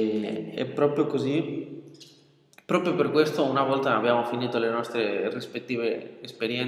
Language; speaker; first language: Italian; non-native, fluent; Spanish